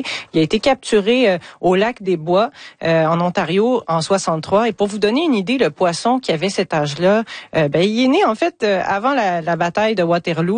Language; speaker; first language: French; native; French